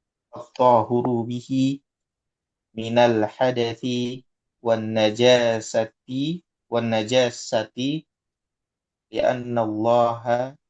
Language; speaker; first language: Arabic; non-native, learner; Indonesian